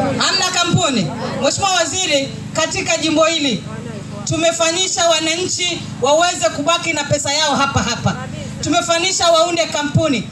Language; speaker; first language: Swahili; native; Swahili